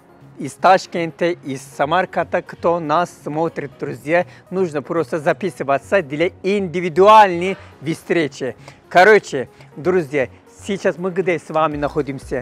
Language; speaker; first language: Russian; non-native, fluent; Turkish